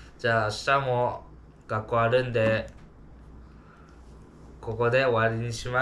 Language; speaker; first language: Japanese; early bilingual, other home language; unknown